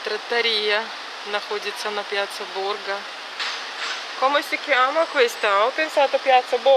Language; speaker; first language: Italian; non-native, learner; Russian